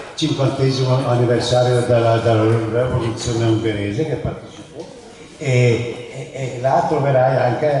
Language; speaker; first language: Italian; non-native, fluent; Hungarian